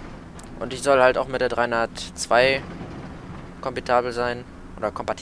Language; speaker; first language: German; native; German